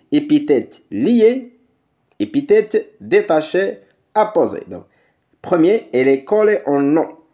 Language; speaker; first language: French; non-native, local second language; Arabic